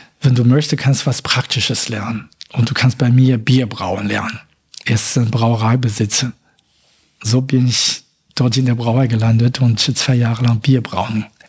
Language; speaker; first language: German; non-native, fluent; Chinese